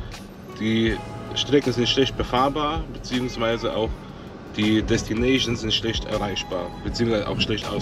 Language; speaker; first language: German; native; German